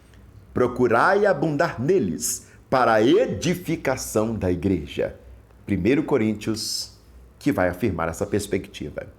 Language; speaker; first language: Portuguese; native; Portuguese